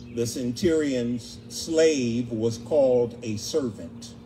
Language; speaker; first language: English; native; English